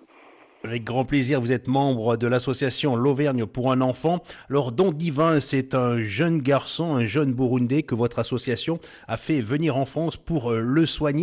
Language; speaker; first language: French; native; French